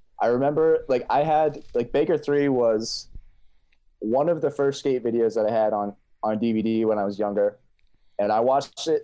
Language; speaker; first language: English; native; English